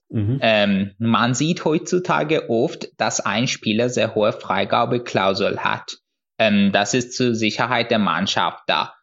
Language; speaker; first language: German; non-native, fluent; Persian